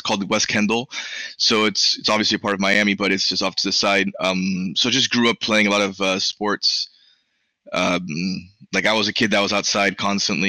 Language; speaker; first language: English; early bilingual, other home language; Spanish